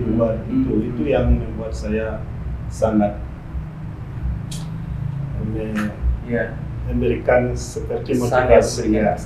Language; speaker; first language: Indonesian; non-native, fluent; Rundi